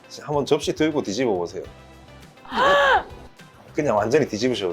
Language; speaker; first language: Korean; native; Korean